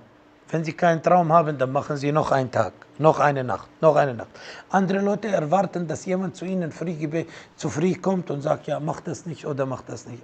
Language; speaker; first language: German; non-native, fluent; Arabic